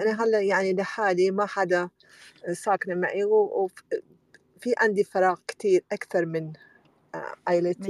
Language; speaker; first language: Arabic; non-native, learner; Persian